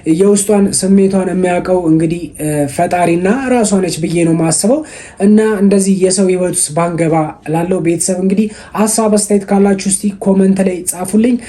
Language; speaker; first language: Amharic; native; Amharic